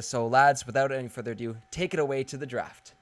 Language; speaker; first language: English; native; English